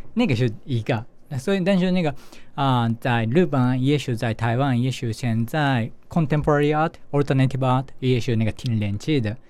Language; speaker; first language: Chinese; non-native, learner; Japanese